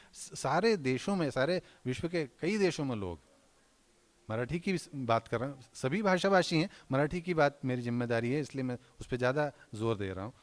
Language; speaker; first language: Hindi; non-native, local second language; Marathi